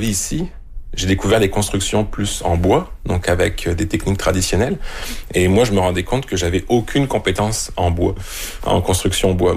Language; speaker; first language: French; native; French